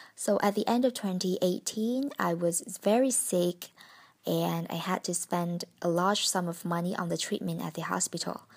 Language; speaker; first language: English; non-native, fluent; Vietnamese